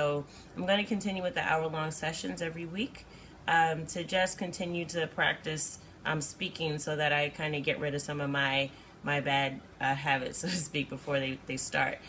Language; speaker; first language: English; native; English